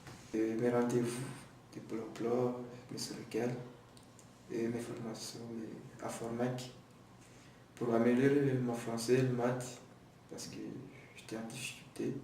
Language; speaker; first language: French; non-native, local second language; Comorian